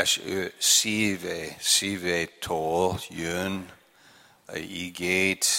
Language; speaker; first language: Hungarian; non-native, learner; English